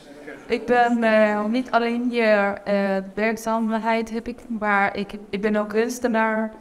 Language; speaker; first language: Dutch; non-native, learner; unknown